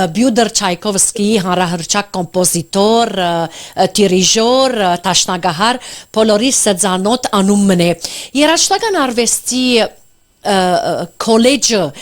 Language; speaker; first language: Armenian; early bilingual, heritage; Armenian